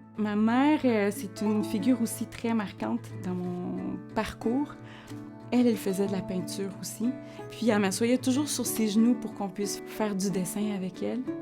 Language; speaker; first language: French; early bilingual, other home language; Spanish